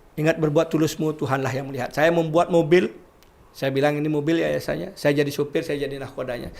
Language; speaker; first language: Indonesian; non-native, local second language; Balinese